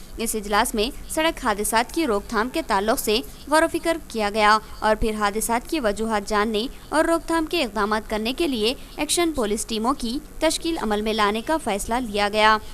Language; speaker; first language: Urdu; native; Urdu